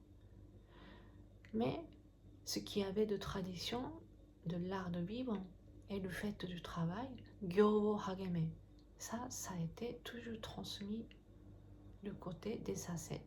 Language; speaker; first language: French; non-native, fluent; Japanese